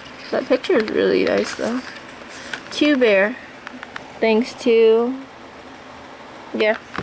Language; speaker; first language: English; native; English